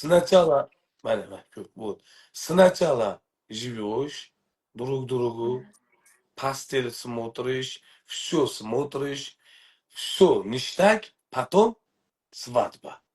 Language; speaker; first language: Russian; non-native, learner; Uzbek